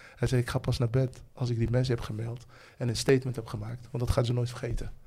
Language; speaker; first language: Dutch; non-native, fluent; Arabic